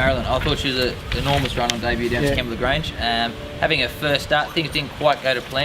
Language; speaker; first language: English; native; English